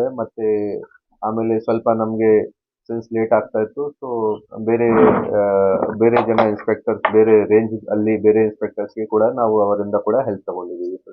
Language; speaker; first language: Kannada; non-native, fluent; Hindi